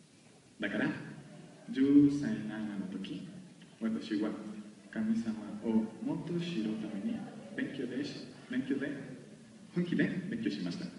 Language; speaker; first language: Japanese; non-native, learner; Spanish